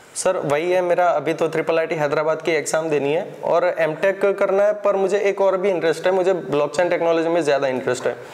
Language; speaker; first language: Hindi; non-native, local second language; Gujarati